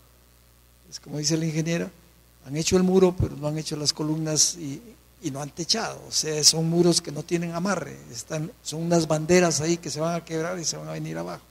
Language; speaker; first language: Spanish; native; Spanish